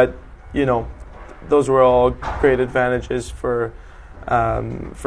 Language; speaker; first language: English; native; English